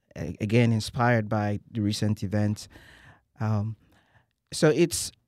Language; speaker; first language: English; non-native, local second language; Igbo